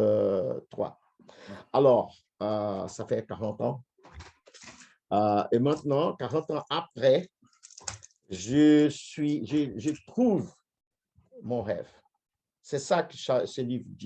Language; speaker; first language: French; non-native, fluent; Portuguese